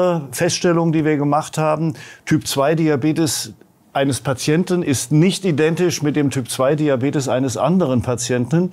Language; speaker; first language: German; native; German